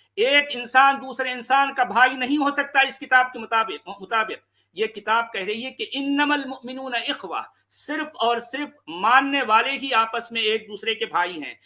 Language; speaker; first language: Urdu; native; Urdu